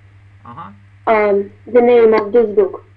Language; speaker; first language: English; non-native, learner; Russian